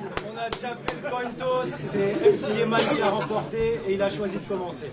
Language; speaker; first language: French; native; French